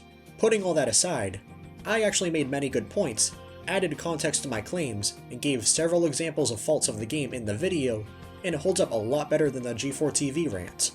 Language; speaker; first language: English; native; English